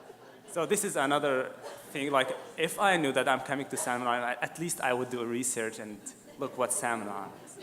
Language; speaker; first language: English; non-native, fluent; Arabic